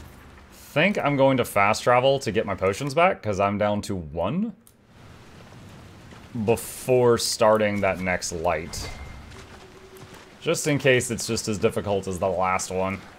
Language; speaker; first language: English; native; English